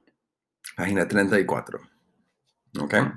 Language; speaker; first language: Spanish; non-native, fluent; English